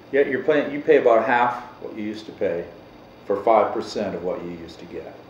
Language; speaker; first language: English; native; English